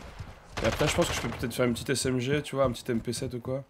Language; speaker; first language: French; native; French